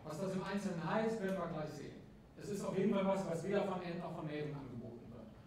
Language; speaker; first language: German; native; German